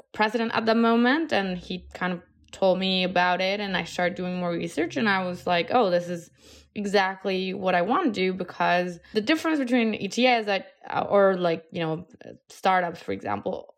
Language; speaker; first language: English; non-native, fluent; Spanish